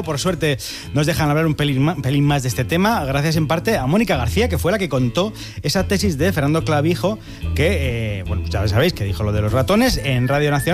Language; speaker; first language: Spanish; native; Spanish